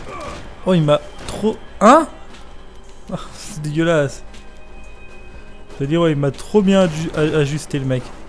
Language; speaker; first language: French; native; French